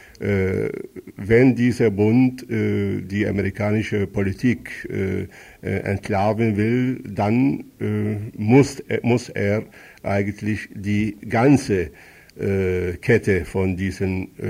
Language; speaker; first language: German; non-native, fluent; Arabic